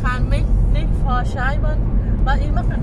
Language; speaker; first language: German; non-native, learner; Vietnamese